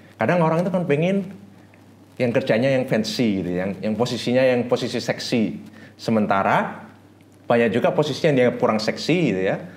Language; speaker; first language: Indonesian; native; Indonesian